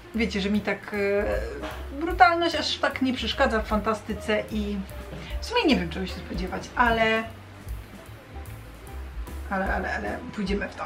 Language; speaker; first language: Polish; native; Polish